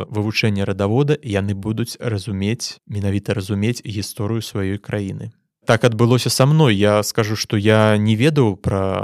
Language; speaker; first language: Belarusian; non-native, local second language; Russian